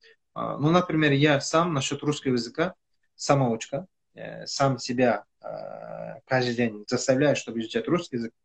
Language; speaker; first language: Russian; non-native, fluent; Kyrgyz